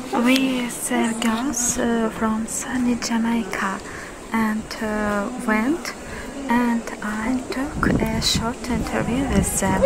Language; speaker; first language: English; non-native, learner; Russian